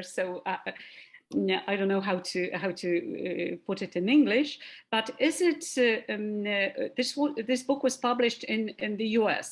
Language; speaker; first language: English; non-native, fluent; Polish